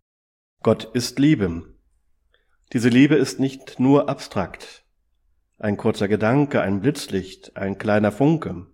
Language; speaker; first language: German; native; German